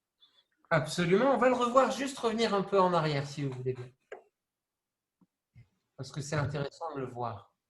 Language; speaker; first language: French; native; French